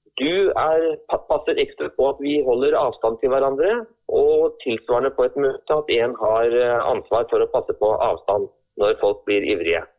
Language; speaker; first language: Norwegian; native; Norwegian